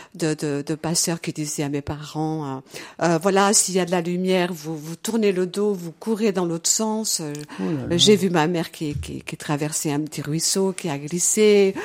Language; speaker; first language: French; early bilingual, other home language; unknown